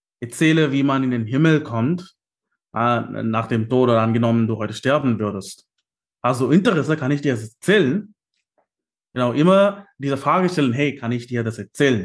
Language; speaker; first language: German; non-native, fluent; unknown